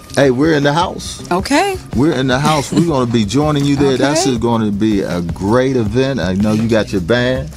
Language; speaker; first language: English; native; English